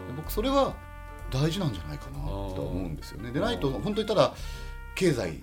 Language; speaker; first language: Japanese; native; Japanese